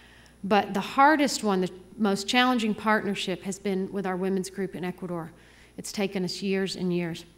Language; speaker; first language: English; native; English